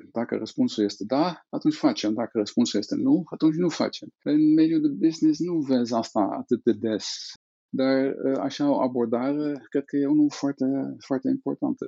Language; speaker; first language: Romanian; non-native, fluent; Dutch